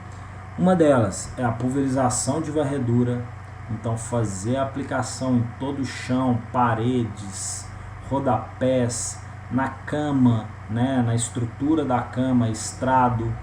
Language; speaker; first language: Portuguese; native; Portuguese